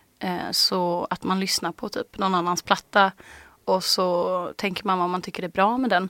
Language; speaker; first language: Swedish; native; Swedish